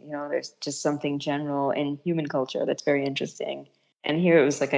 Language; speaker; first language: English; native; English